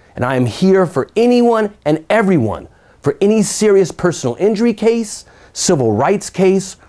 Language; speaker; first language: English; native; English